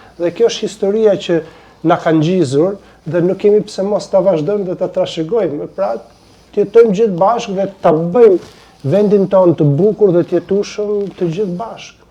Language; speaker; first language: Albanian; native; Albanian